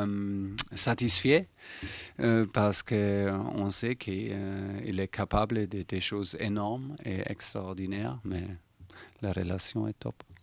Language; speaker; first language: French; non-native, fluent; German